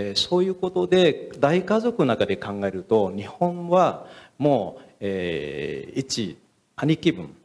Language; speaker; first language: Japanese; non-native, fluent; Vietnamese